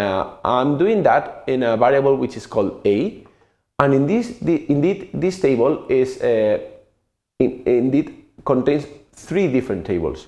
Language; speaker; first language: English; non-native, fluent; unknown